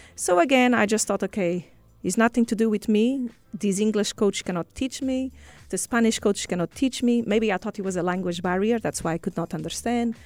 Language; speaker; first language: English; non-native, fluent; Portuguese